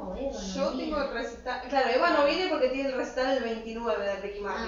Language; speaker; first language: Spanish; native; Spanish